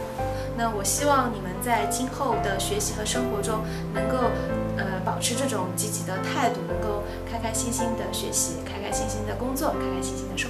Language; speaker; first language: Chinese; native; Chinese